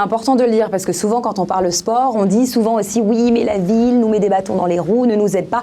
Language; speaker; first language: French; native; French